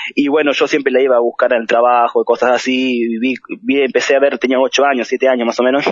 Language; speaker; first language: Spanish; native; Spanish